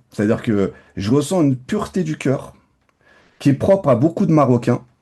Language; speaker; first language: French; native; French